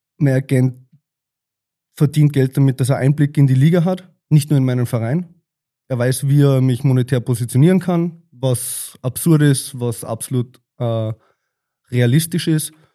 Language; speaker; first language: German; native; German